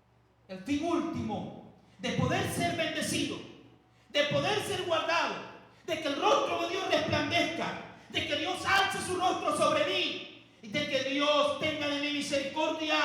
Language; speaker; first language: Spanish; native; Spanish